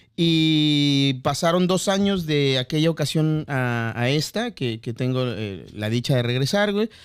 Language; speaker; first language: Spanish; native; Spanish